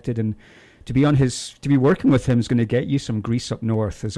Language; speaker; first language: English; native; English